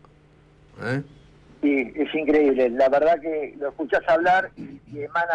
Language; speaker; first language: Spanish; native; Spanish